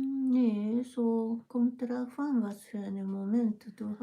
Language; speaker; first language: German; non-native, learner; Japanese